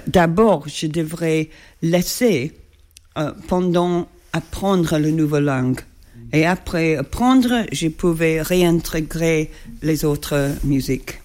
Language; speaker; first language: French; non-native, learner; English